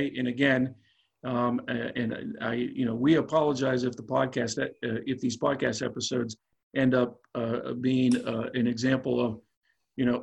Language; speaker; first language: English; native; English